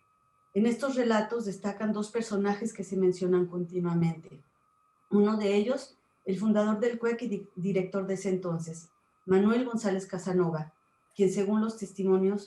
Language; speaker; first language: Spanish; native; Spanish